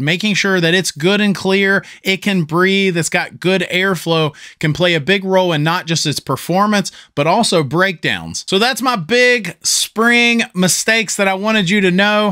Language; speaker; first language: English; native; English